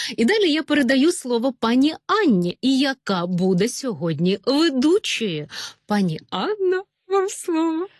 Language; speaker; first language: Ukrainian; native; Ukrainian